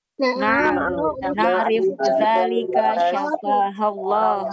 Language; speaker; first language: Arabic; non-native, learner; Indonesian